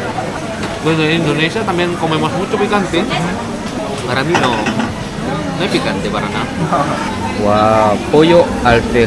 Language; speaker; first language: Spanish; non-native, fluent; Indonesian